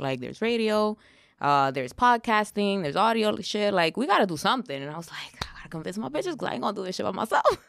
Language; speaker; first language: English; early bilingual, other home language; Spanish